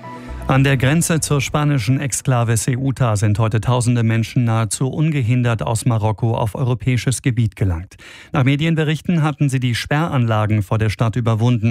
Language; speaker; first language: German; native; German